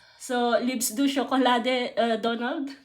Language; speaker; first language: German; non-native, learner; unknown